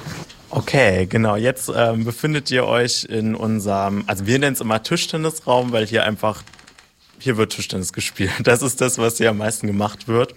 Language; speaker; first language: German; native; German